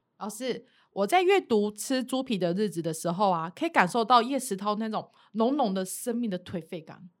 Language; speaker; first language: Chinese; native; Chinese